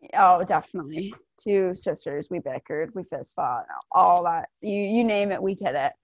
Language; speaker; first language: English; native; English